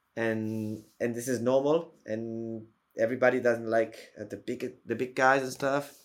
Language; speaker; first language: English; non-native, fluent; French